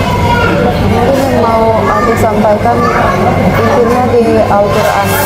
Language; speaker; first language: Indonesian; non-native, fluent; Finnish